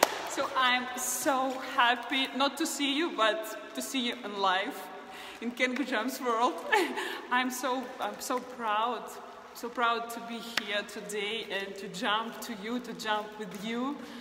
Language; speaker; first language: English; non-native, learner; Russian